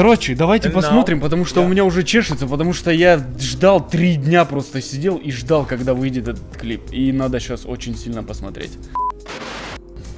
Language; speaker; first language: Russian; native; Russian